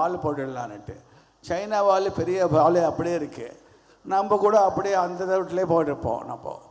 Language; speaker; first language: Tamil; non-native, learner; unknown